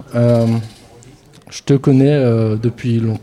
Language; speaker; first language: French; native; French